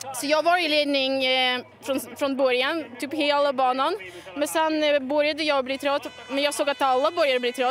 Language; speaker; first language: Swedish; non-native, fluent; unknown